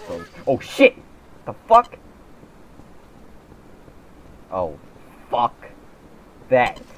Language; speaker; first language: English; native; English